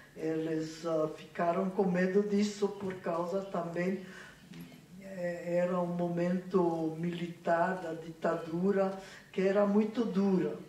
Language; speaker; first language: Portuguese; non-native, fluent; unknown